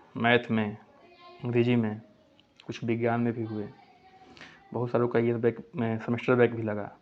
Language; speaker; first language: Hindi; native; Hindi